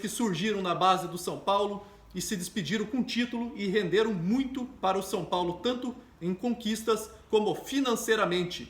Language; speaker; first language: Portuguese; native; Portuguese